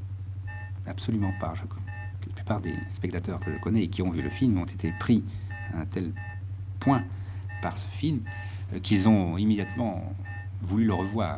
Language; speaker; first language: French; native; French